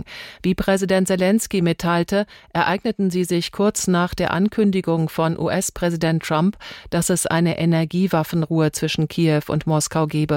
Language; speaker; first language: German; native; German